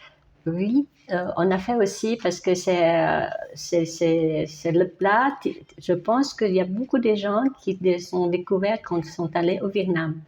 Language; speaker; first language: French; non-native, learner; Vietnamese